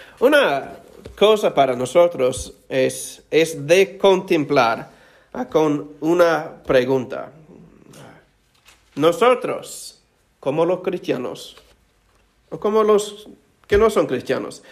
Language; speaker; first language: Spanish; non-native, fluent; English